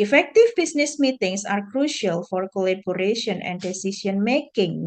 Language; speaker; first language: English; non-native, fluent; Indonesian